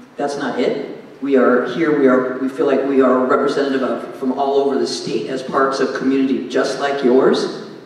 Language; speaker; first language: English; native; English